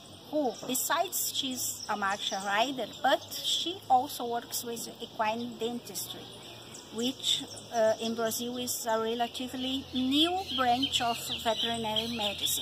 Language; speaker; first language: English; non-native, fluent; Portuguese